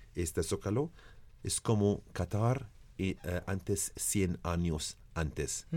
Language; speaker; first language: Spanish; non-native, learner; Arabic